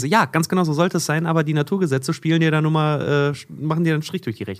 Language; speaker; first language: German; native; German